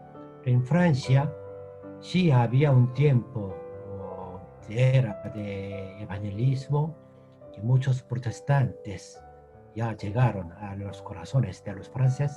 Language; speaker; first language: Spanish; non-native, fluent; Korean